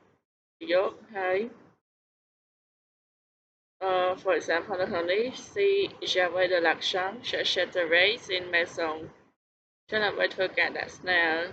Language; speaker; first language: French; non-native, learner; Khmer